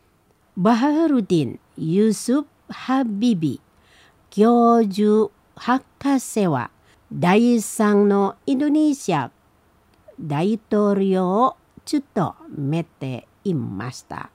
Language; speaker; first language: Japanese; non-native, learner; Indonesian